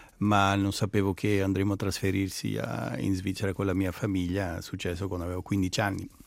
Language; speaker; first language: Italian; non-native, fluent; Greek